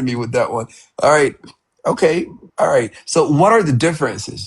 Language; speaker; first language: English; non-native, fluent; Amharic